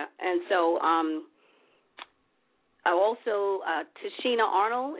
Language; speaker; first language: English; native; English